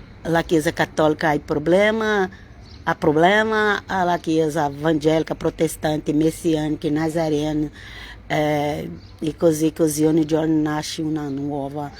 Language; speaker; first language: Italian; non-native, learner; Portuguese